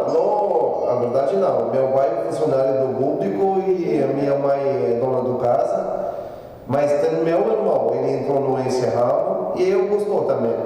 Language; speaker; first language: Portuguese; non-native, learner; Arabic